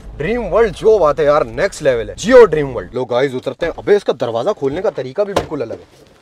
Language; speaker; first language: Hindi; native; Hindi